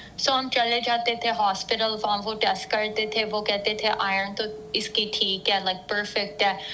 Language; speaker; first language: Urdu; early bilingual, heritage; Urdu